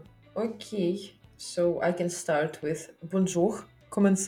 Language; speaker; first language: French; non-native, learner; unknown